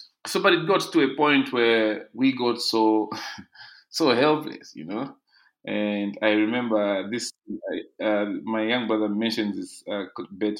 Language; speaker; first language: English; non-native, local second language; Bemba